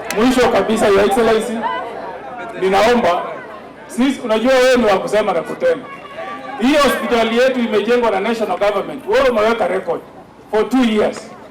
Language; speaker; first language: Swahili; non-native, local second language; Gusii